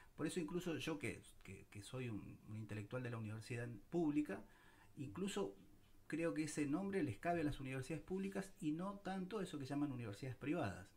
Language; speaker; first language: Spanish; native; Spanish